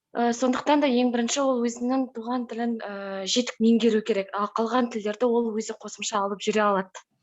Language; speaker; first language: Kazakh; native; Kazakh